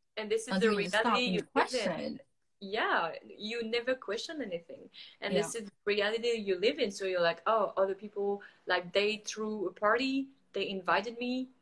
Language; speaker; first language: English; non-native, fluent; French